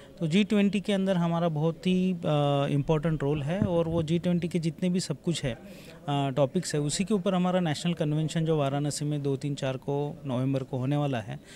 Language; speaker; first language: Hindi; non-native, local second language; Gujarati